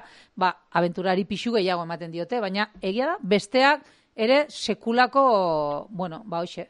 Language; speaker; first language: Basque; native; Basque